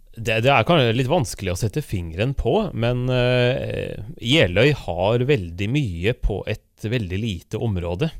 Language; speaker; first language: Norwegian; native; Norwegian